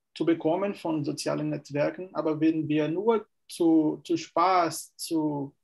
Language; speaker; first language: German; non-native, fluent; Portuguese